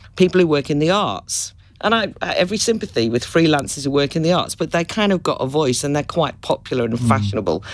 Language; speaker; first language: English; native; English